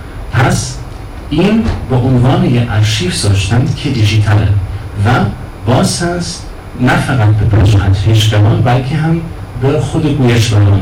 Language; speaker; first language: Persian; non-native, fluent; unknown